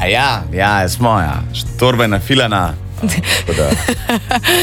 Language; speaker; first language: Slovenian; native; Slovenian